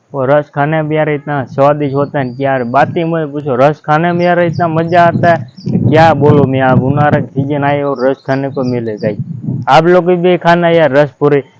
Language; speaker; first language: Hindi; non-native, local second language; Gujarati